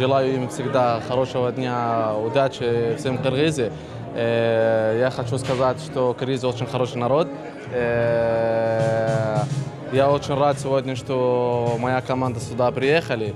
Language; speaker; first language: Russian; non-native, fluent; Arabic